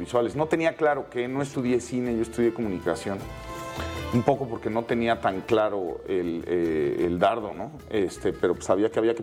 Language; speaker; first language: Spanish; native; Spanish